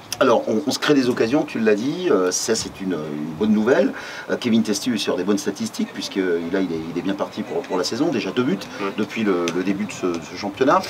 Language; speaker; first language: French; native; French